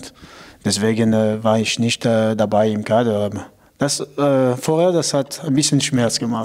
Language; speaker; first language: German; non-native, local second language; French